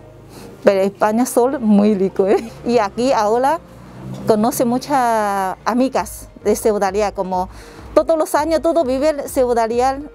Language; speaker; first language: Spanish; non-native, learner; Chinese